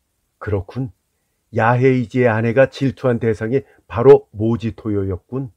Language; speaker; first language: Korean; native; Korean